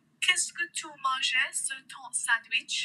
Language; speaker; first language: French; non-native, learner; English